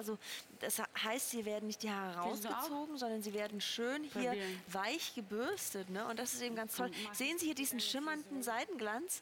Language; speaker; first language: German; native; German